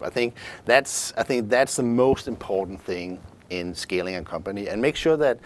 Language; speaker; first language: English; non-native, fluent; Danish